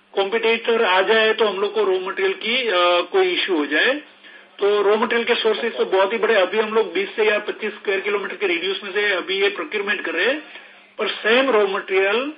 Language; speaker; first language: Hindi; non-native, local second language; Gujarati